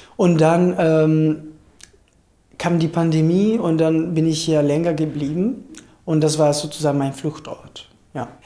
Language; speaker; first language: German; non-native, fluent; Italian